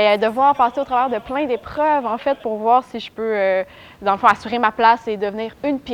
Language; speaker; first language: French; native; French